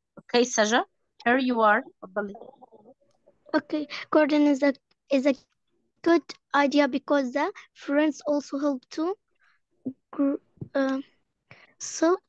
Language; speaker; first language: English; non-native, learner; Arabic